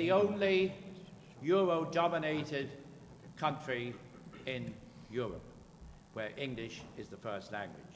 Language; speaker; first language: English; native; English